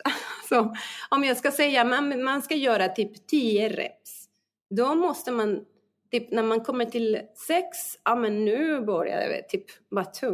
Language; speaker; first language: Swedish; non-native, fluent; Spanish